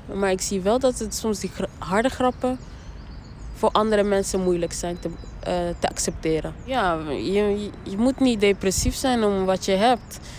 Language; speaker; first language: Dutch; early bilingual, other home language; Rundi